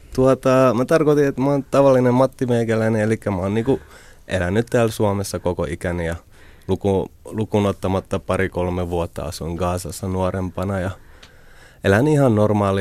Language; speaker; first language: Finnish; early bilingual, other home language; Arabic